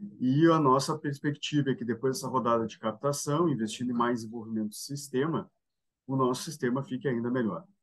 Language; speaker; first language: Portuguese; native; Portuguese